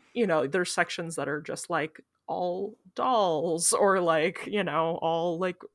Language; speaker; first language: English; native; English